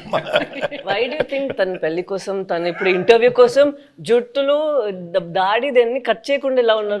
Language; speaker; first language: Telugu; non-native, fluent; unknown